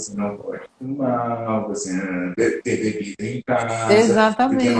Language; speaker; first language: Portuguese; native; Portuguese